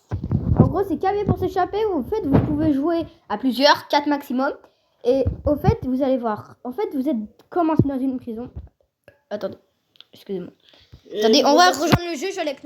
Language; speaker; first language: French; native; French